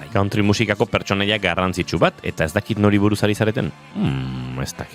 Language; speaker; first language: Basque; native; Basque